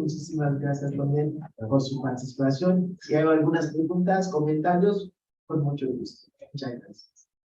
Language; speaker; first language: Spanish; non-native, fluent; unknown